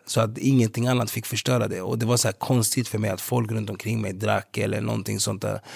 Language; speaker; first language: Swedish; early bilingual, other home language; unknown